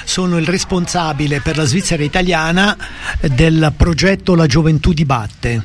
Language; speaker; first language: Italian; native; Italian